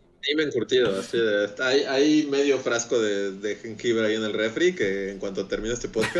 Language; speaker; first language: Spanish; native; Spanish